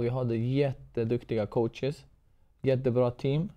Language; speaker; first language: Swedish; non-native, fluent; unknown